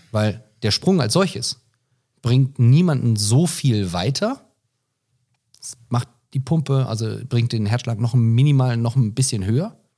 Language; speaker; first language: German; non-native, fluent; English